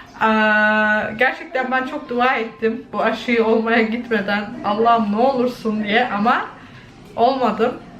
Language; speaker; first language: Turkish; early bilingual, heritage; Turkish